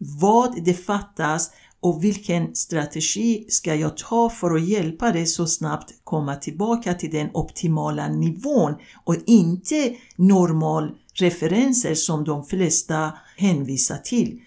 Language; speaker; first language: Swedish; non-native, fluent; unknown